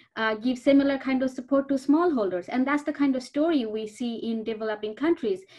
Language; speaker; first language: English; non-native, local second language; Bangla